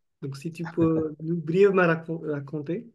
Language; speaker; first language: French; non-native, fluent; Marathi